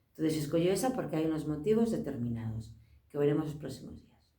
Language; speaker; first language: Spanish; non-native, local second language; Galician